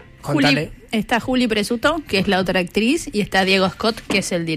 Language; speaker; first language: Spanish; native; Spanish